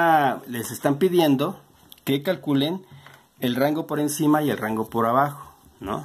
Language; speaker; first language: Spanish; native; Spanish